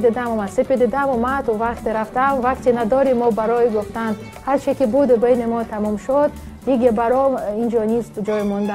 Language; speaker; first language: Persian; non-native, fluent; Russian